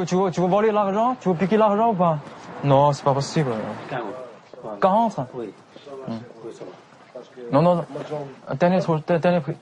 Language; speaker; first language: French; non-native, learner; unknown